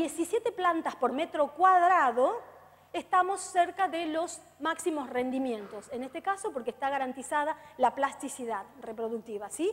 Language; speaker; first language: Spanish; native; Spanish